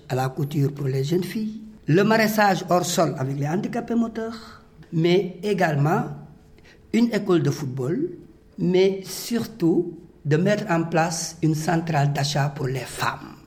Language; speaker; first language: French; non-native, local second language; Wolof